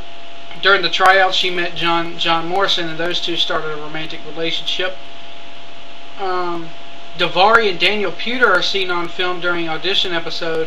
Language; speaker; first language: English; native; English